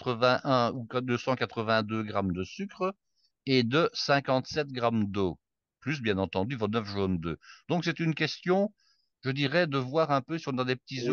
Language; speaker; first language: French; native; French